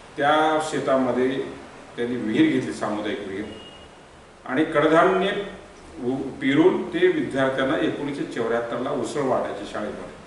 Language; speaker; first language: Marathi; native; Marathi